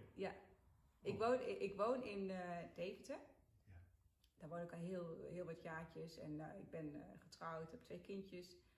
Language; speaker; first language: Dutch; early bilingual, other home language; Sinhala